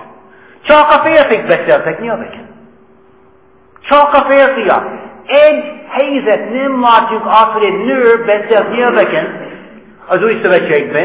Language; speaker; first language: Hungarian; non-native, fluent; English